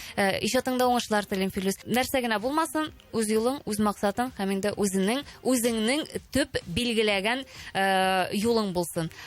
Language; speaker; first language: Tatar; native; Tatar